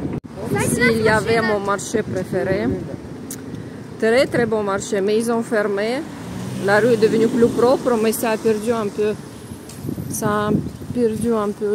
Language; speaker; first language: French; non-native, fluent; Russian